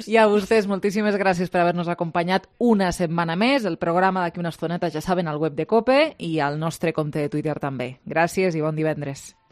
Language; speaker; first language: Catalan; native; Catalan